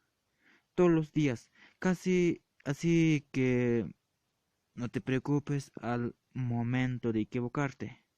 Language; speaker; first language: Spanish; non-native, local second language; Quechua